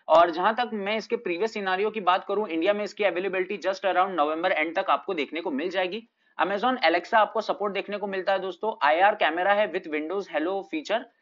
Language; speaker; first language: Hindi; native; Hindi